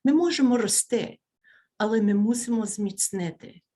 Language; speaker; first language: Ukrainian; early bilingual, heritage; Ukrainian